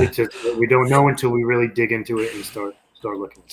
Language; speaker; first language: English; native; English